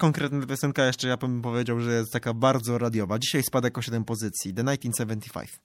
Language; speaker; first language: Polish; native; Polish